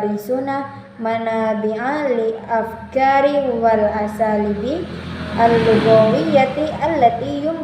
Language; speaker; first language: Arabic; non-native, learner; Indonesian